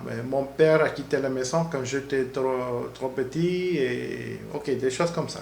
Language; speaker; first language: French; non-native, learner; Spanish